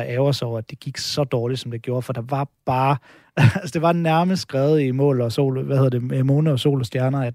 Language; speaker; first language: Danish; native; Danish